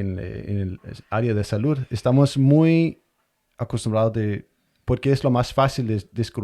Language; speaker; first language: Spanish; non-native, fluent; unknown